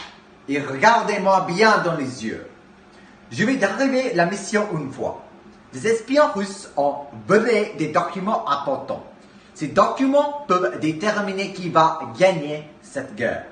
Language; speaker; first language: French; non-native, learner; English